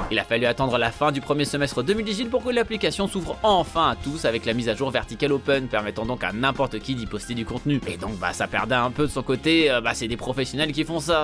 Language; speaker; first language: French; native; French